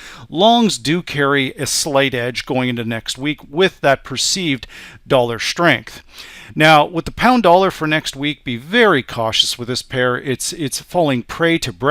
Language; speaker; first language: English; native; English